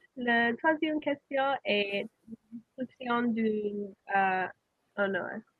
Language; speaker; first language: French; non-native, learner; English